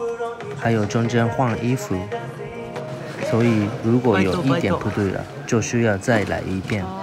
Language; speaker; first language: Chinese; non-native, fluent; Japanese